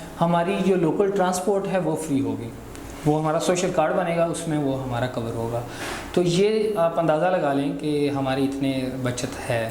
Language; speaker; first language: Hindi; non-native, local second language; Punjabi